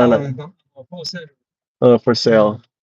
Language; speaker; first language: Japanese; non-native, learner; English